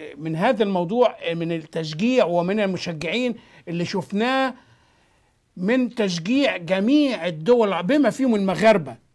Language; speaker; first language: Arabic; native; Arabic